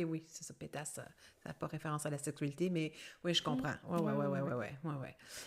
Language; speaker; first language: French; native; French